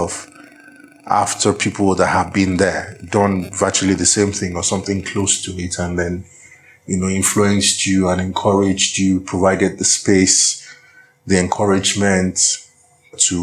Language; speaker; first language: English; non-native, local second language; Yoruba